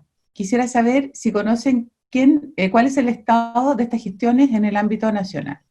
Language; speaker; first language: Spanish; native; Spanish